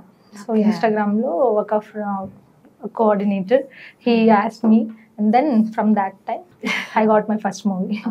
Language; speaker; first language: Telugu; non-native, learner; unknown